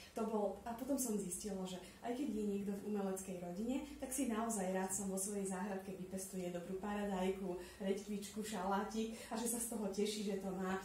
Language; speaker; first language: Slovak; native; Slovak